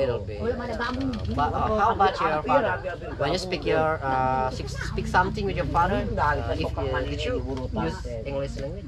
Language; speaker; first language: English; non-native, learner; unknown